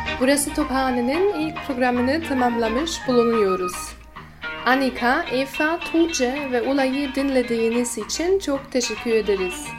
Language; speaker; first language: Turkish; non-native, learner; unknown